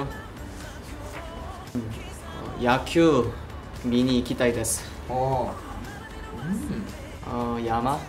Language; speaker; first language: Japanese; non-native, learner; Korean